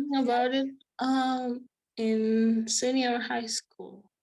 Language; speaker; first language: English; non-native, learner; Indonesian